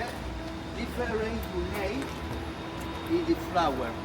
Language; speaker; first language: English; non-native, learner; Spanish